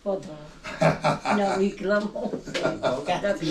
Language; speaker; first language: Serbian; non-native, local second language; Albanian